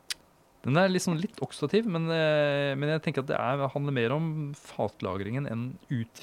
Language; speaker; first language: Norwegian; native; Norwegian